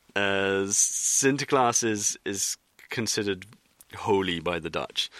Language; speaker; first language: English; native; English